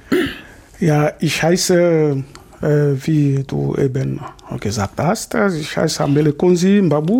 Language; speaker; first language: German; non-native, fluent; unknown